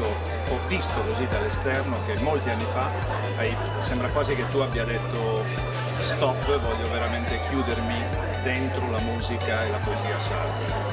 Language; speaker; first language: Italian; native; Italian